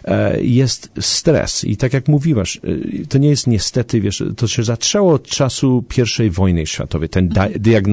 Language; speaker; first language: Polish; early bilingual, heritage; Polish